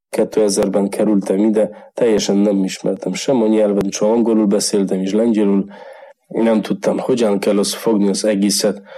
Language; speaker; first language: Hungarian; non-native, learner; Polish